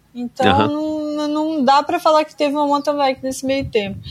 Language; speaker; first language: Portuguese; native; Portuguese